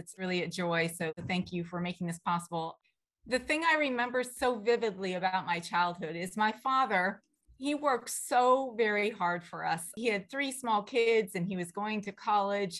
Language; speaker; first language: English; native; English